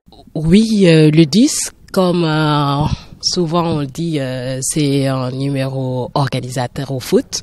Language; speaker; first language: French; non-native, local second language; Wolof